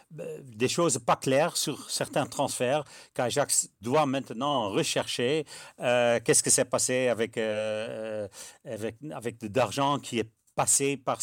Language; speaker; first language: French; non-native, fluent; Dutch